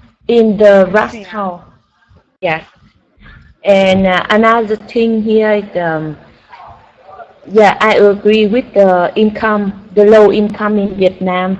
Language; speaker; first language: English; non-native, learner; Vietnamese